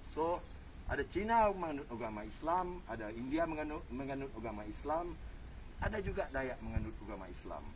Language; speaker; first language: Malay; non-native, local second language; Iban